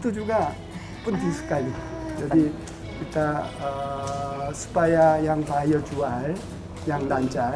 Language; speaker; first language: Indonesian; non-native, learner; Korean